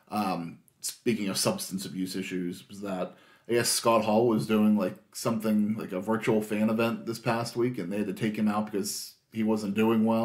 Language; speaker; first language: English; native; English